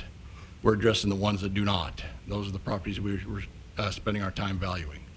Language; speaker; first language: English; native; English